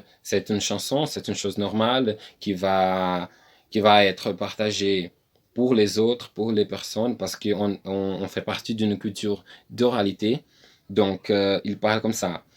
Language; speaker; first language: French; non-native, learner; Portuguese